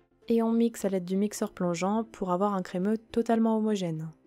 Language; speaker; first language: French; native; French